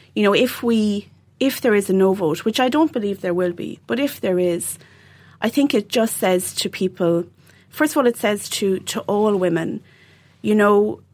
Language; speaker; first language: English; native; English